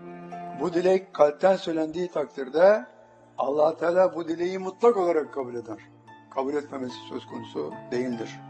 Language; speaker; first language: Turkish; native; Turkish